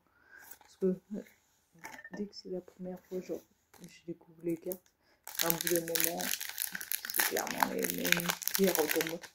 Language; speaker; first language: French; native; French